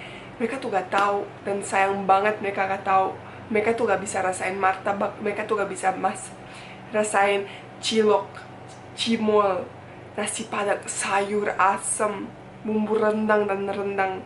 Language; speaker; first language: Indonesian; non-native, fluent; Bosnian